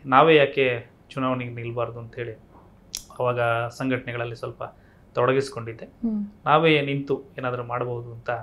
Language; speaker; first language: Kannada; native; Kannada